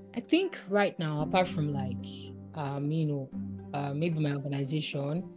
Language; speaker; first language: English; non-native, local second language; Yoruba